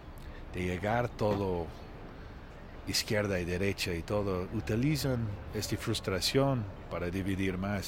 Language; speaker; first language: Spanish; non-native, learner; Portuguese